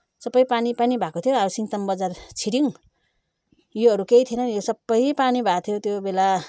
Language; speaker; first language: Nepali; native; Nepali